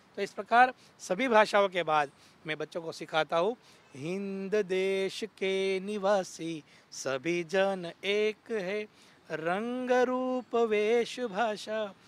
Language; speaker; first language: Hindi; non-native, local second language; Gujarati